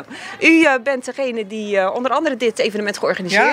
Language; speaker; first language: Dutch; native; Dutch